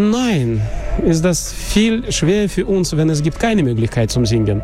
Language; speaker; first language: German; non-native, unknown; Russian